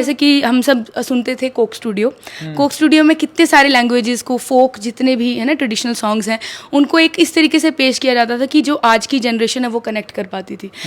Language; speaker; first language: Hindi; non-native, local second language; Dogri